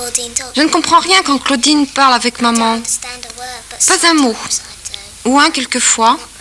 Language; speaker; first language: French; non-native, learner; English